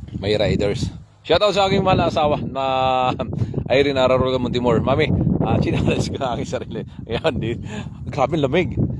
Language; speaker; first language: Filipino; non-native, local second language; Waray